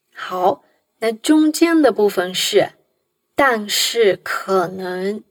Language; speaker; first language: Chinese; non-native, fluent; Portuguese